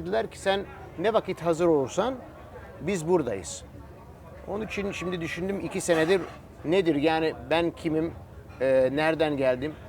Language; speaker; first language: Turkish; early bilingual, heritage; Turkish